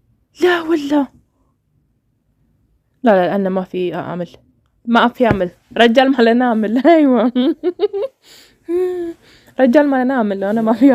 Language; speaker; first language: Arabic; non-native, learner; Amharic